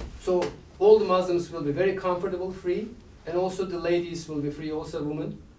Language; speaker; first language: English; non-native, fluent; Turkish